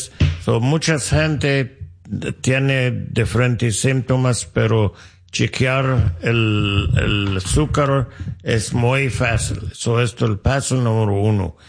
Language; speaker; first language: Spanish; non-native, fluent; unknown